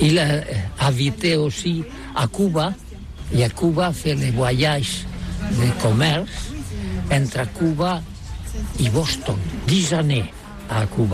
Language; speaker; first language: French; non-native, learner; Catalan